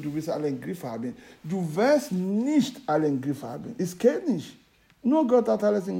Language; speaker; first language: German; non-native, learner; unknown